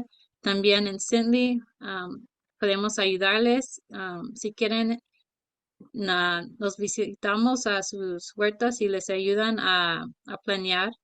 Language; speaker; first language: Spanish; early bilingual, heritage; Spanish